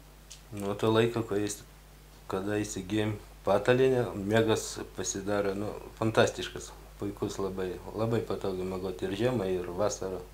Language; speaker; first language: Lithuanian; non-native, local second language; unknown